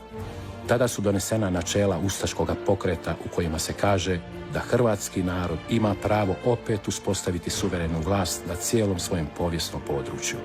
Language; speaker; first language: Croatian; native; Croatian